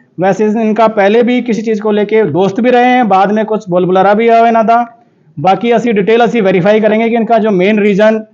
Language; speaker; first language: Hindi; non-native, local second language; Punjabi